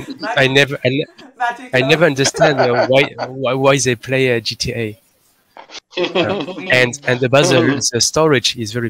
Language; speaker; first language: English; non-native, learner; French